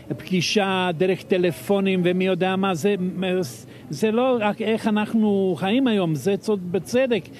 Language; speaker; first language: Hebrew; non-native, fluent; Serbian